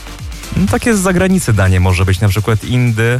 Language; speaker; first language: Polish; native; Polish